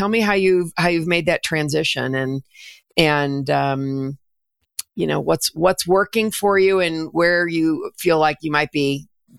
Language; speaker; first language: English; native; English